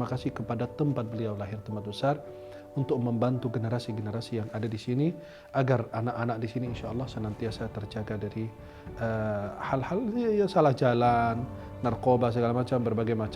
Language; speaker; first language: Indonesian; non-native, fluent; Arabic